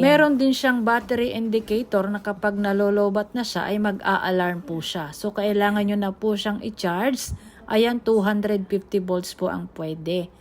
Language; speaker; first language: Filipino; native; Filipino